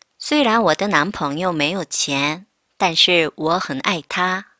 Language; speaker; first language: Chinese; non-native, fluent; Korean